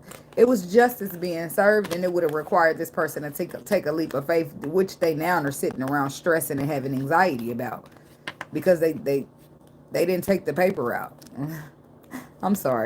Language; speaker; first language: English; native; English